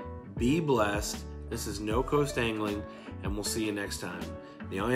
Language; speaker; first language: English; native; English